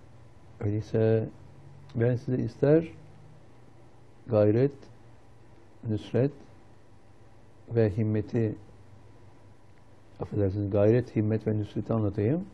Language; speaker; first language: Turkish; native; Turkish